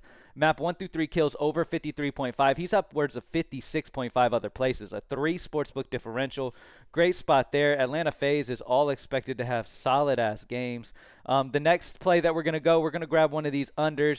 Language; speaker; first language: English; native; English